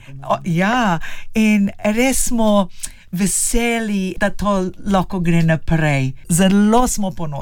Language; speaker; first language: Slovenian; early bilingual, heritage; English